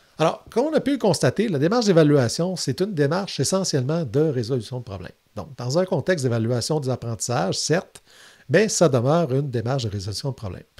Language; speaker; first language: French; native; French